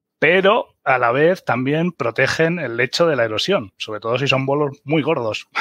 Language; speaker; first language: Spanish; early bilingual, other home language; German